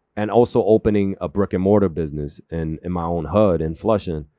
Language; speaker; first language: English; early bilingual, other home language; Korean